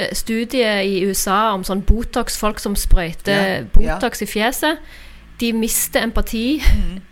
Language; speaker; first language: Norwegian; native; Norwegian